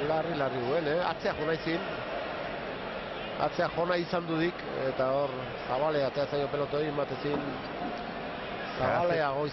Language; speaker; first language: Basque; native; Basque